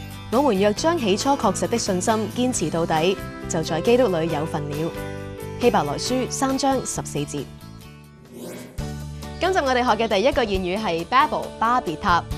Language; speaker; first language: Cantonese; native; Cantonese